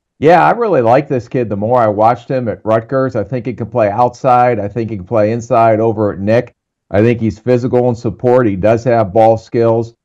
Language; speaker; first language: English; native; English